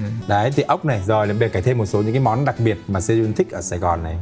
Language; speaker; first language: Vietnamese; native; Vietnamese